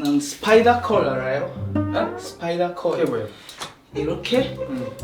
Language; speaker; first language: Korean; non-native, learner; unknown